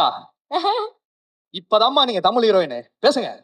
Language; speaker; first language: Tamil; native; Tamil